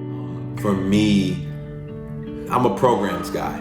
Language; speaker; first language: English; native; English